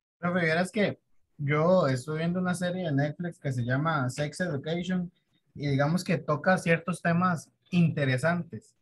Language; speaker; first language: Spanish; native; Spanish